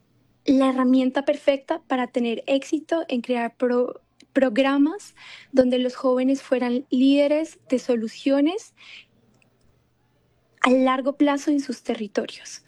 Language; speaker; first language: Spanish; native; Spanish